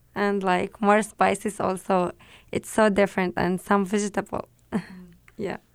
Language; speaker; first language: English; non-native, learner; Arabic